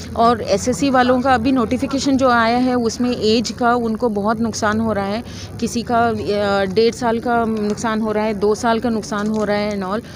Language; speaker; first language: Hindi; non-native, local second language; Kannada